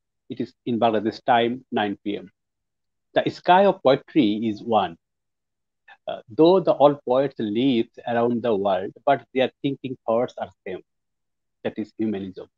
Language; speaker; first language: English; non-native, local second language; Bangla